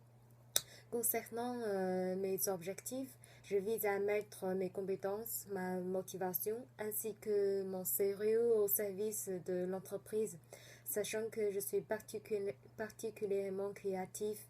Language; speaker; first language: French; non-native, fluent; Chinese